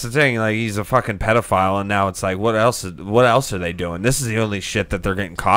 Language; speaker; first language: English; native; English